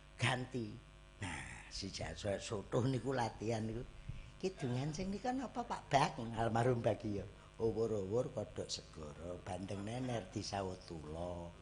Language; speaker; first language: Javanese; native; Javanese